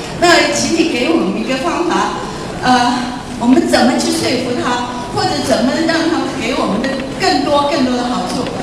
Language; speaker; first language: Chinese; non-native, local second language; Cantonese